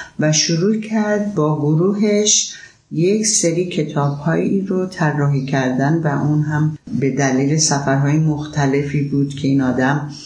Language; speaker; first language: Persian; native; Persian